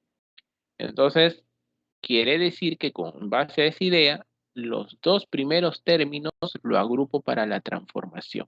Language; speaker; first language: Spanish; native; Spanish